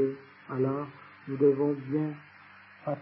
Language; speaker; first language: French; non-native, fluent; Vietnamese